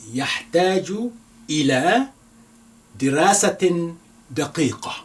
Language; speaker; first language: Arabic; non-native, fluent; Yoruba